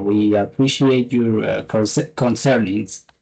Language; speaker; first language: English; non-native, fluent; Spanish